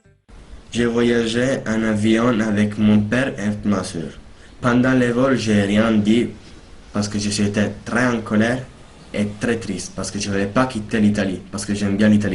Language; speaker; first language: French; non-native, learner; Italian